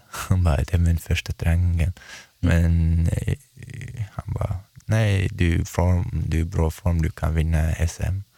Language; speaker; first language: Swedish; non-native, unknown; Chechen